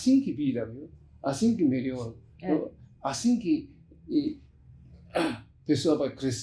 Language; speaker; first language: Portuguese; non-native, learner; Japanese